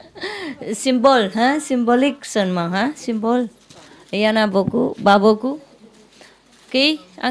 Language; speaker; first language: French; non-native, learner; Vietnamese